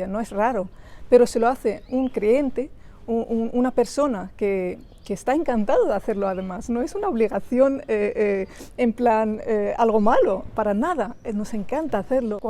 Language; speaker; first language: Spanish; early bilingual, other home language; Arabic